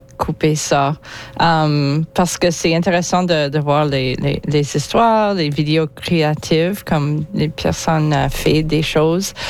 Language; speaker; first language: French; non-native, learner; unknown